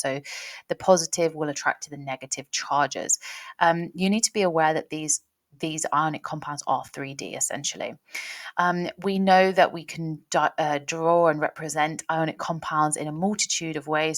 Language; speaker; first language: English; native; English